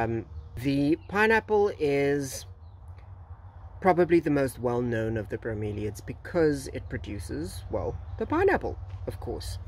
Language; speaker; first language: English; native; English